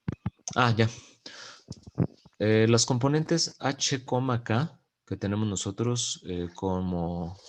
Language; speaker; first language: Spanish; native; Spanish